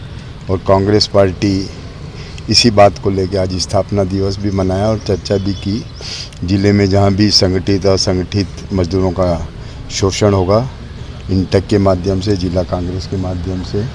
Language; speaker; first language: Hindi; native; Hindi